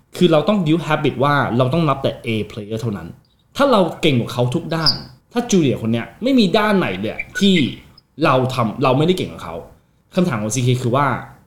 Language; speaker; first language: Thai; non-native, fluent; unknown